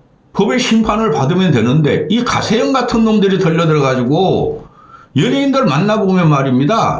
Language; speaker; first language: Korean; native; Korean